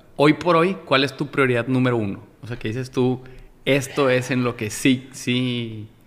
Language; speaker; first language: Spanish; native; Spanish